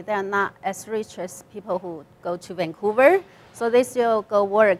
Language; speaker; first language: English; non-native, learner; Chinese